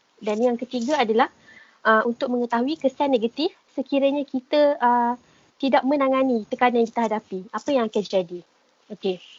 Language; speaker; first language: Malay; native; Malay